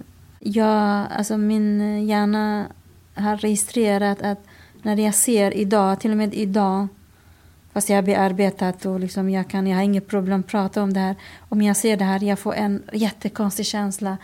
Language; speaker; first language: Swedish; non-native, fluent; Kurdish